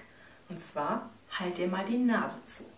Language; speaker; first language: German; native; German